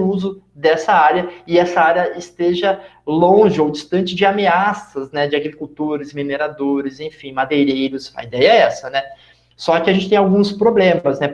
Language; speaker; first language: Portuguese; native; Portuguese